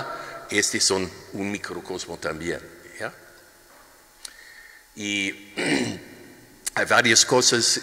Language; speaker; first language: Spanish; non-native, learner; English